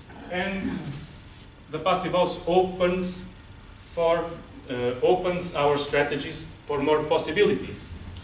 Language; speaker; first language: English; non-native, fluent; Portuguese